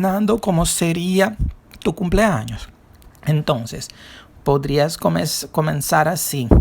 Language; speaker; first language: Spanish; non-native, fluent; Portuguese